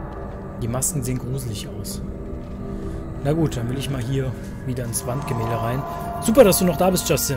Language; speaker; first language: German; native; German